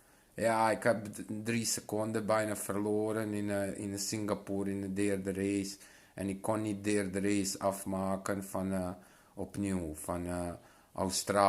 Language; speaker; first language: Dutch; non-native, local second language; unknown